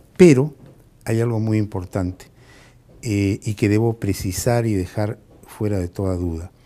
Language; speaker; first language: Spanish; native; Spanish